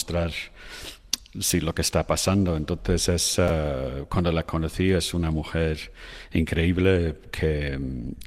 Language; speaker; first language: Spanish; non-native, fluent; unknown